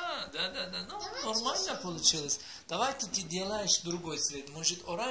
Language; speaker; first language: Russian; non-native, learner; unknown